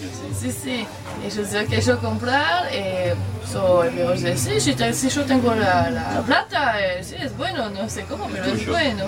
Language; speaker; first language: Spanish; non-native, learner; French